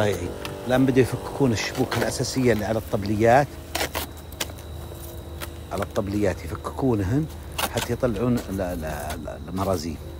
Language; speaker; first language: Arabic; native; Arabic